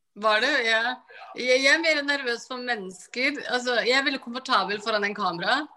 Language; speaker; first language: Norwegian; early bilingual, other home language; Somali